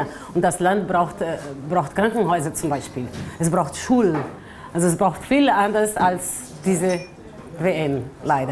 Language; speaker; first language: German; non-native, fluent; Portuguese